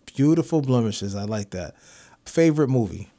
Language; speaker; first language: English; native; English